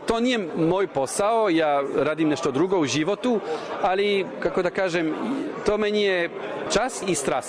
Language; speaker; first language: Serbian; non-native, fluent; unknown